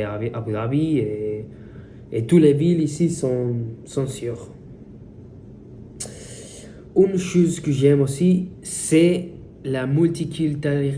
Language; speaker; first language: French; non-native, fluent; Spanish